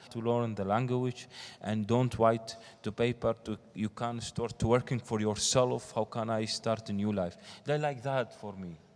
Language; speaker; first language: English; non-native, learner; Arabic